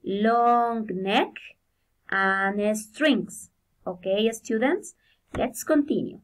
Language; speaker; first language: English; non-native, fluent; Spanish